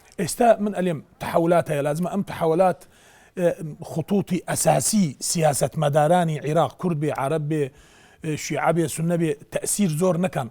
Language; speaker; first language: Central Kurdish; non-native, local second language; Azerbaijani